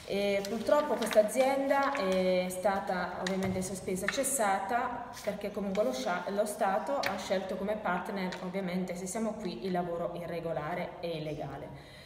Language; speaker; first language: Italian; native; Italian